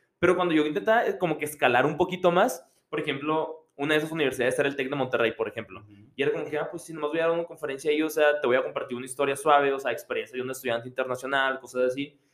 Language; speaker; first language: Spanish; native; Spanish